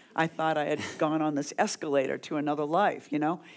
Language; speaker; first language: English; native; English